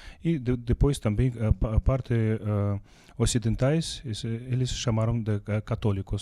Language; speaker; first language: Portuguese; non-native, learner; Russian